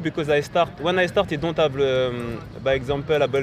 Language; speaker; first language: English; non-native, learner; French